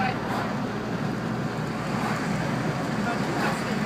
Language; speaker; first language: French; native; French